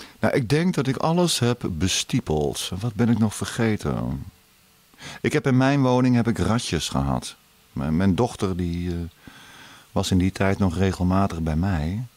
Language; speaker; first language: Dutch; native; Dutch